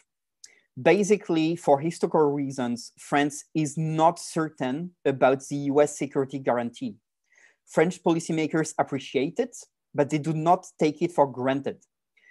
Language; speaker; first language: English; non-native, fluent; French